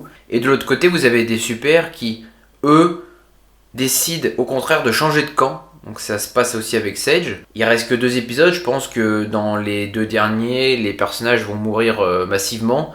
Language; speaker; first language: French; native; French